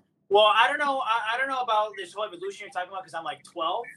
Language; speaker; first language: English; early bilingual, other home language; Spanish